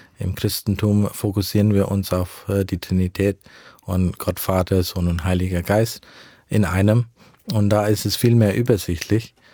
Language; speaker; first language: German; early bilingual, heritage; German